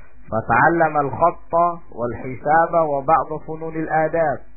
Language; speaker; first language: Arabic; non-native, fluent; Indonesian